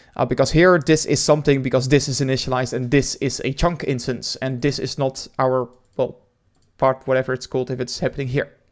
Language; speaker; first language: English; non-native, fluent; Dutch